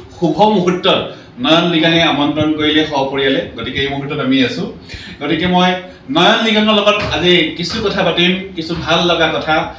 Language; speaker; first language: Assamese; non-native, local second language; Mising